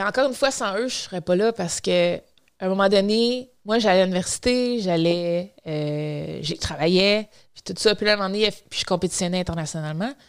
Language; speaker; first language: French; native; French